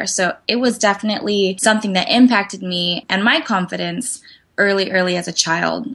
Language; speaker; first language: English; native; English